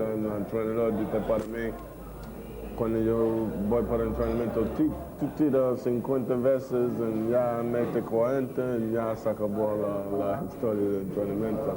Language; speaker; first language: Spanish; non-native, learner; English